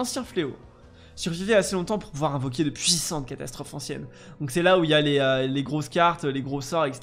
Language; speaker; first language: French; native; French